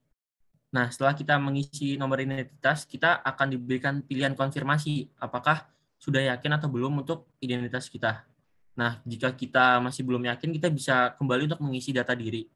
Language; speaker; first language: Indonesian; native; Indonesian